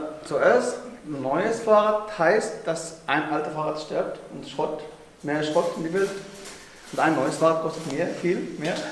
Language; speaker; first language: German; non-native, learner; Arabic